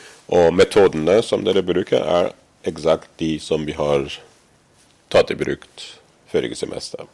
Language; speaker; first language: Norwegian; non-native, fluent; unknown